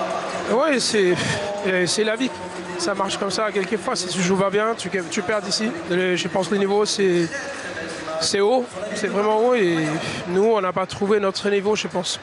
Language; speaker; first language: French; non-native, fluent; Danish